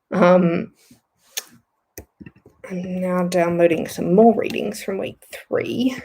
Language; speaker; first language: English; native; English